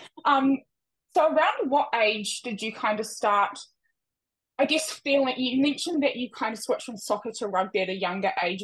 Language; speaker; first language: English; native; English